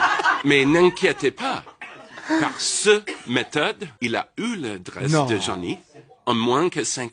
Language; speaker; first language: French; non-native, fluent; English